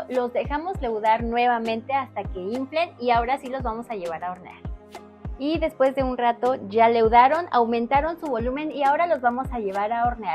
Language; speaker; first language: Spanish; native; Spanish